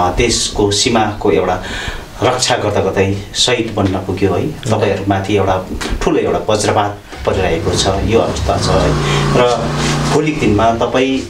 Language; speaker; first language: Nepali; native; Nepali